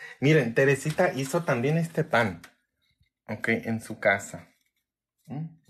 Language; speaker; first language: Spanish; non-native, fluent; Polish